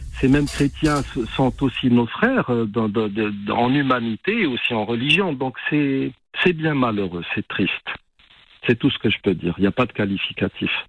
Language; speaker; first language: French; non-native, local second language; Arabic